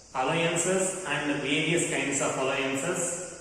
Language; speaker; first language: English; non-native, local second language; Kannada